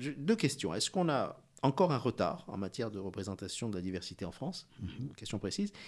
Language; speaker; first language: French; native; French